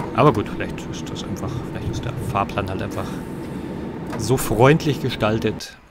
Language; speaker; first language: German; native; German